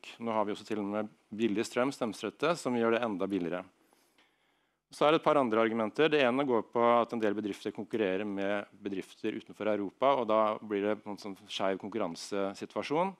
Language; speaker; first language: Norwegian; native; Norwegian